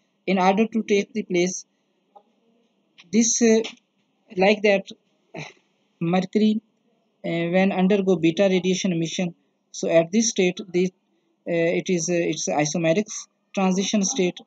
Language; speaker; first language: English; non-native, local second language; Urdu